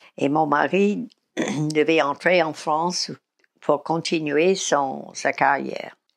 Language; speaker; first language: French; non-native, fluent; English